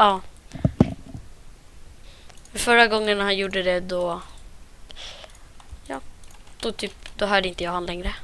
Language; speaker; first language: Swedish; native; Swedish